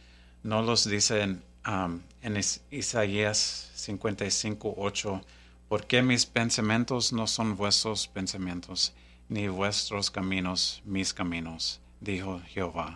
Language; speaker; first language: Spanish; early bilingual, heritage; Spanish